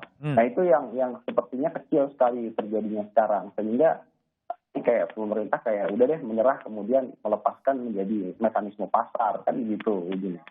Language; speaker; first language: Indonesian; native; Indonesian